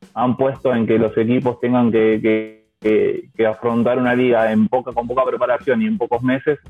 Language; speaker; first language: Spanish; native; Spanish